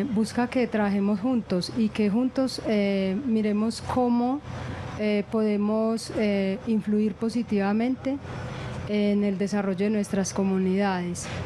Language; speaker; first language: Spanish; native; Spanish